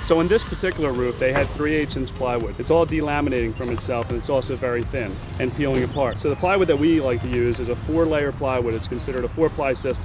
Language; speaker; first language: English; native; English